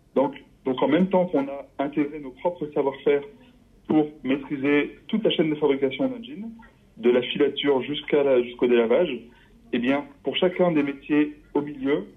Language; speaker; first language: French; native; French